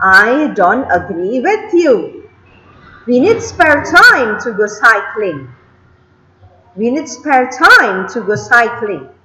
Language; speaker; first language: English; non-native, fluent; Indonesian